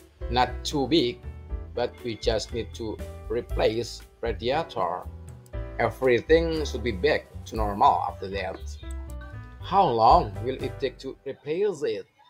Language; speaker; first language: English; non-native, fluent; Indonesian